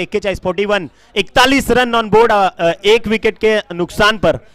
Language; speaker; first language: Hindi; non-native, local second language; Marathi